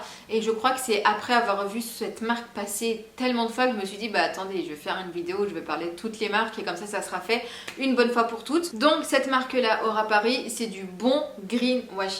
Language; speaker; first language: French; native; French